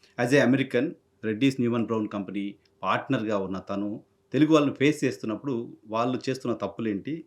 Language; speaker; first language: Telugu; native; Telugu